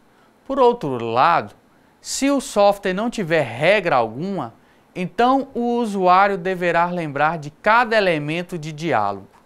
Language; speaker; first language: Portuguese; native; Portuguese